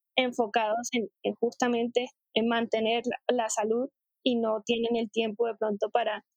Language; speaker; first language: Spanish; native; Spanish